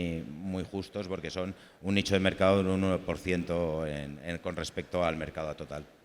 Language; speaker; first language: Spanish; native; Spanish